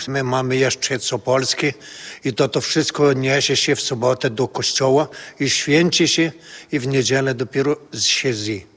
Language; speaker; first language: Polish; early bilingual, heritage; Polish